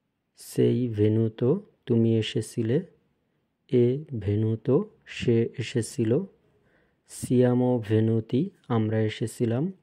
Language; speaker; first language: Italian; non-native, fluent; Bangla